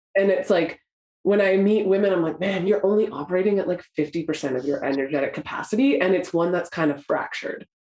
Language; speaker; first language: English; native; English